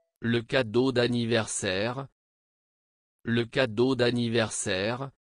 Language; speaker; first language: French; non-native, fluent; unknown